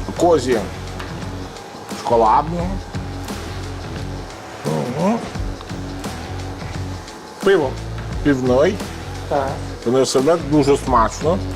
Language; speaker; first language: Ukrainian; non-native, learner; Italian